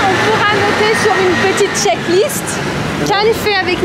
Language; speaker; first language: French; native; French